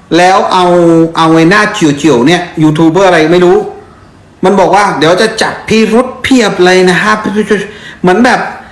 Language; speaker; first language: Thai; non-native, fluent; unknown